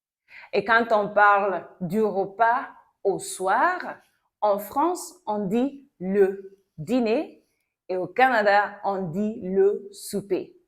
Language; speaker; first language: French; non-native, local second language; Yoruba